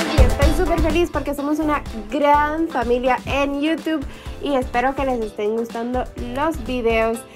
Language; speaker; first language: Spanish; early bilingual, heritage; Spanish